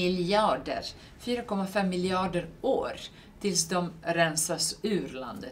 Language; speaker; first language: Swedish; non-native, fluent; Serbian